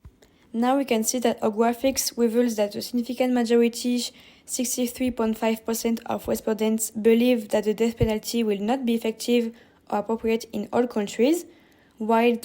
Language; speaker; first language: English; non-native, fluent; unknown